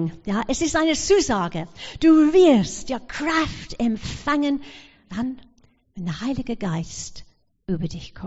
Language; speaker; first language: German; non-native, fluent; English